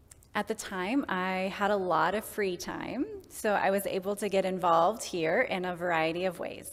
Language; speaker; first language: English; native; English